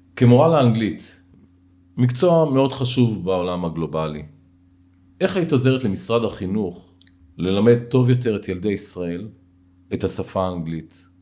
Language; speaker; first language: Hebrew; native; Hebrew